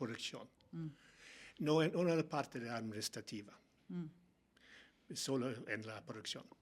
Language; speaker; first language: Spanish; non-native, learner; Swedish